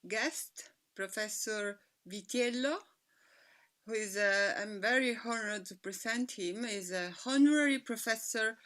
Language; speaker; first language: English; non-native, fluent; Italian